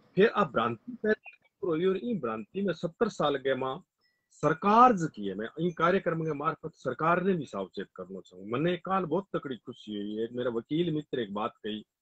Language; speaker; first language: Hindi; non-native, local second language; Rajasthani